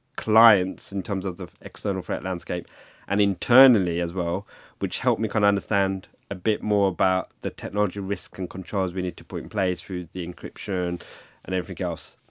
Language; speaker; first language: English; native; English